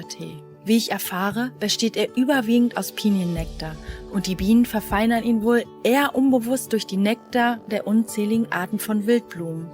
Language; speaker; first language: German; native; German